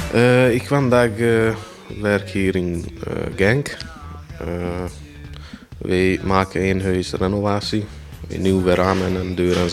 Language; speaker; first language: Dutch; non-native, learner; Hungarian